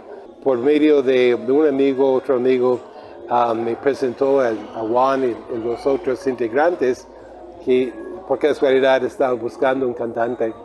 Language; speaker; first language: Spanish; non-native, fluent; English